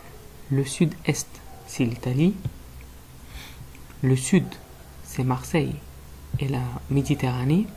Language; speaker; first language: French; non-native, fluent; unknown